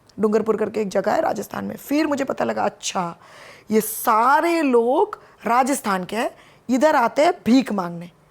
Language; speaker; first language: Hindi; non-native, local second language; Bangla